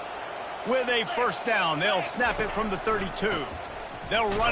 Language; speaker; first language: English; native; English